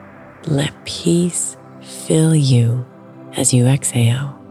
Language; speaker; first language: English; native; English